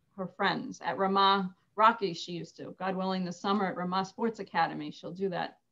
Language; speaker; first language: English; native; English